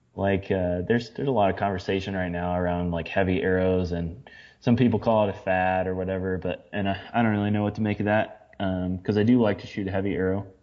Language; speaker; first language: English; native; English